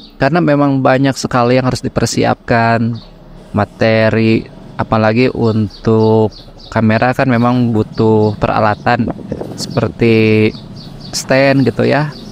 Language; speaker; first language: Indonesian; native; Indonesian